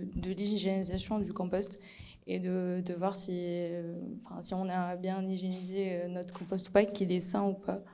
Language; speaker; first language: French; non-native, local second language; Arabic